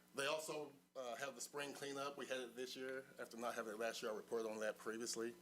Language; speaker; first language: English; native; English